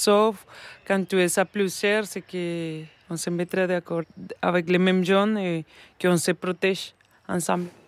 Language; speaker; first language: French; non-native, learner; Spanish